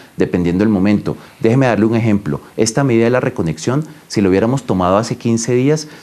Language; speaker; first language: Spanish; native; Spanish